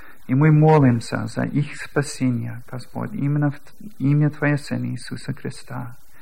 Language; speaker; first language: Russian; non-native, learner; English